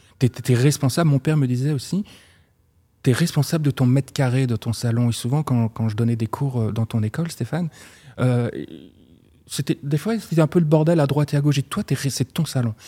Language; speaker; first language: French; native; French